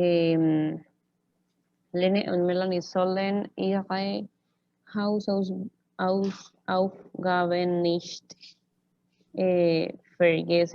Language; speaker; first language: German; non-native, learner; Spanish